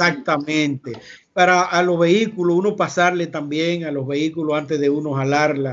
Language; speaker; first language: Spanish; native; Spanish